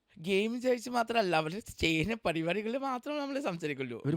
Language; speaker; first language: Malayalam; non-native, local second language; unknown